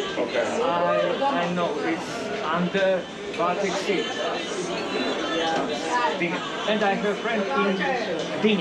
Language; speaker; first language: English; non-native, learner; Georgian